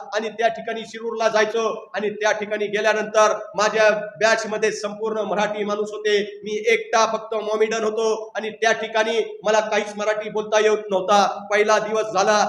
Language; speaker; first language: Marathi; non-native, local second language; Urdu